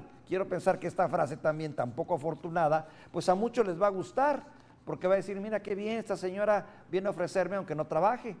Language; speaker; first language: Spanish; native; Spanish